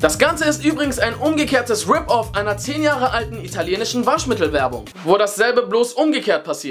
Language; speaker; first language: German; native; German